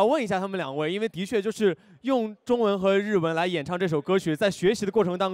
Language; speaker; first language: Chinese; native; Chinese